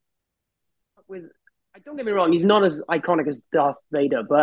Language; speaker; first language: English; native; English